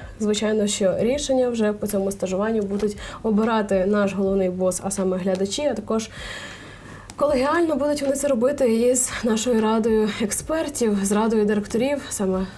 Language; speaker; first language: Ukrainian; native; Ukrainian